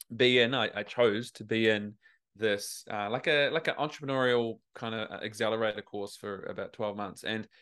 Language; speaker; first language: English; native; English